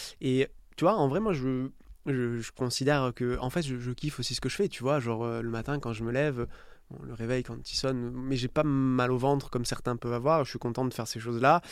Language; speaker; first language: French; native; French